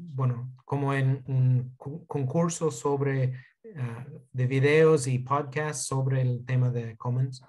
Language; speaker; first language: Spanish; non-native, fluent; English